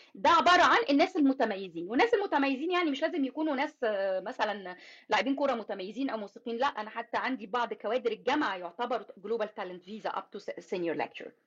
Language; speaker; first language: Arabic; native; Arabic